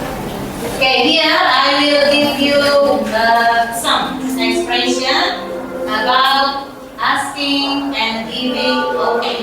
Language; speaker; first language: English; non-native, fluent; Indonesian